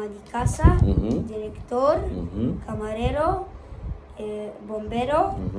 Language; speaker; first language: Spanish; non-native, learner; Arabic